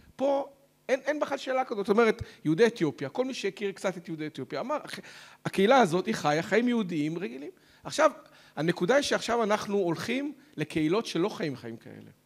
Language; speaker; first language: Hebrew; native; Hebrew